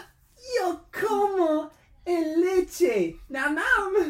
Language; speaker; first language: Spanish; non-native, learner; English